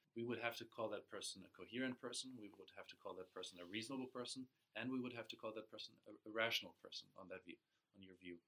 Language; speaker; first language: English; non-native, fluent; German